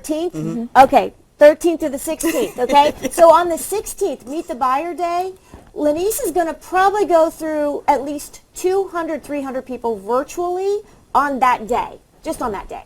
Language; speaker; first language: English; native; English